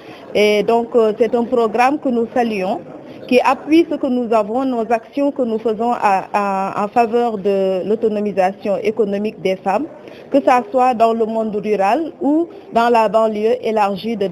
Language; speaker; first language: French; native; French